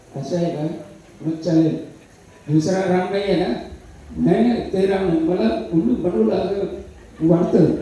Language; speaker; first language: Marathi; non-native, fluent; Sinhala